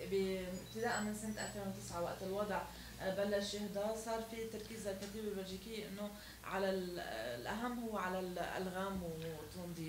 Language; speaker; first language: Arabic; native; Arabic